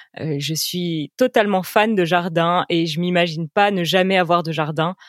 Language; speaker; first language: French; native; French